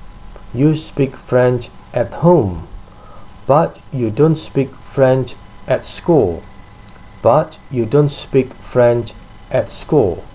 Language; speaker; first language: English; non-native, fluent; Indonesian